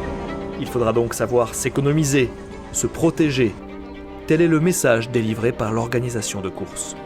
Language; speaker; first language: French; native; French